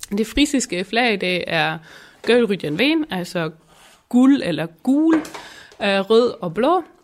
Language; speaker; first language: Danish; non-native, local second language; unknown